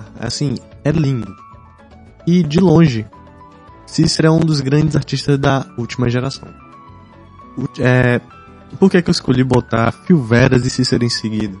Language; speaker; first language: Portuguese; native; Portuguese